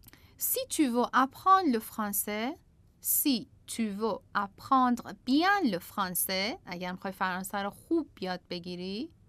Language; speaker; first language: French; non-native, fluent; Persian